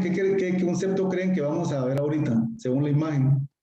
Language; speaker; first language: Spanish; native; Spanish